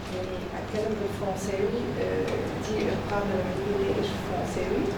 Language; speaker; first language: Arabic; native; Arabic